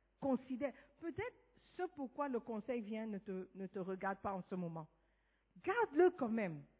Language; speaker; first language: French; non-native, fluent; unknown